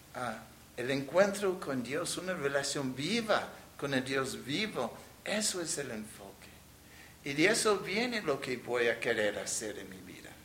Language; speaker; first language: Spanish; non-native, fluent; English